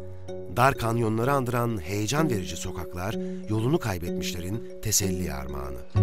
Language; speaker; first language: Turkish; native; Turkish